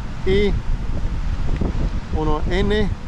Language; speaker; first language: Spanish; non-native, learner; English